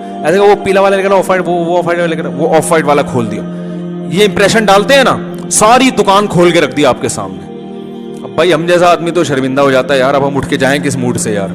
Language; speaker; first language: Urdu; native; Urdu